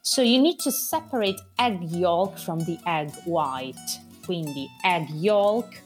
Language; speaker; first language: English; non-native, fluent; Italian